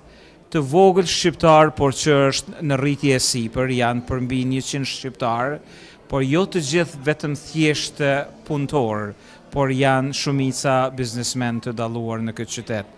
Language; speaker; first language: Albanian; native; Albanian